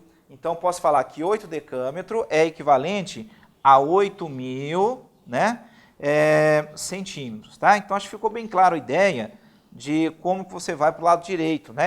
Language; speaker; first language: Portuguese; native; Portuguese